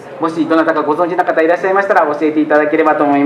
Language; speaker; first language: Japanese; native; Japanese